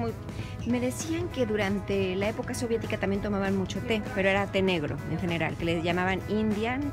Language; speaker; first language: Spanish; native; Spanish